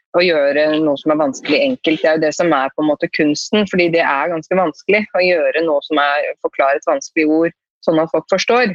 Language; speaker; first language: Norwegian; native; Norwegian